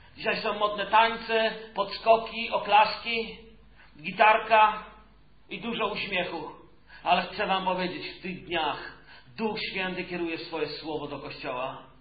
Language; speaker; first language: Polish; native; Polish